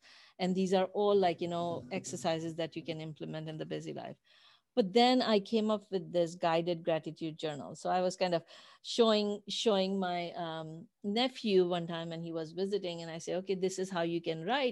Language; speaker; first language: English; non-native, local second language; Urdu